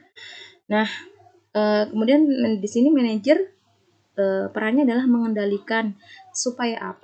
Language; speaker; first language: Indonesian; native; Indonesian